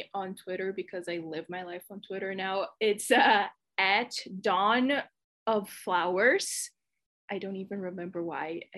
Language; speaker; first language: English; non-native, fluent; Portuguese